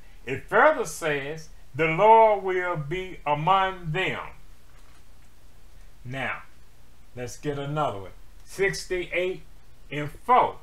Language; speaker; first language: English; native; English